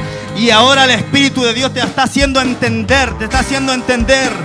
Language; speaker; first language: Spanish; native; Spanish